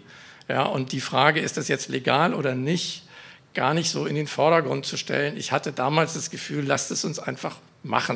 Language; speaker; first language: German; native; German